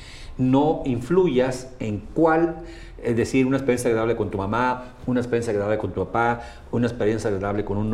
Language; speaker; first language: Spanish; native; Spanish